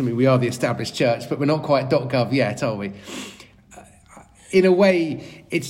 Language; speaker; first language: English; native; English